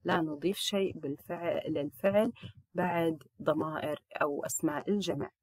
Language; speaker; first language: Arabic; native; Arabic